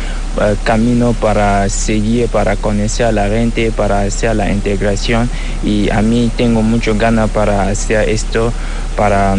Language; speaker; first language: Spanish; non-native, learner; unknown